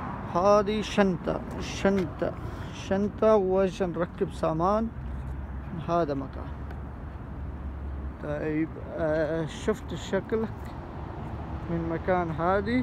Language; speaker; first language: Arabic; non-native, learner; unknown